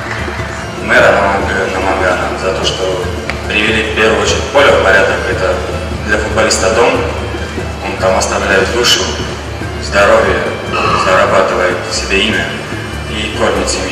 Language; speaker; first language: Russian; native; Russian